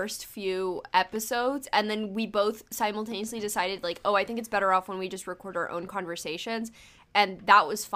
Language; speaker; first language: English; early bilingual, other home language; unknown